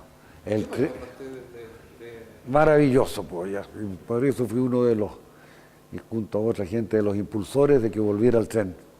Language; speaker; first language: Spanish; native; Spanish